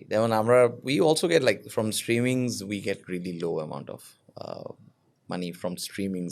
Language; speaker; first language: English; non-native, local second language; Bangla